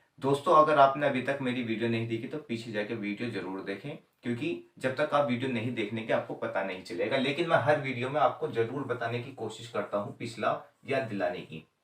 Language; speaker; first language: Hindi; native; Hindi